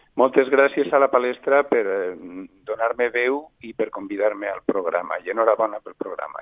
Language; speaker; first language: Catalan; non-native, local second language; Spanish